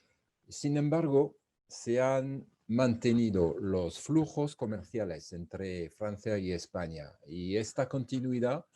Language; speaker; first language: Spanish; non-native, fluent; French